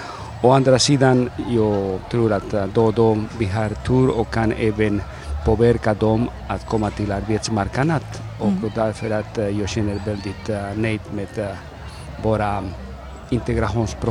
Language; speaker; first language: Swedish; non-native, fluent; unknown